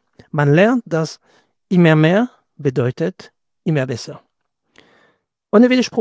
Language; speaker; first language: German; non-native, fluent; French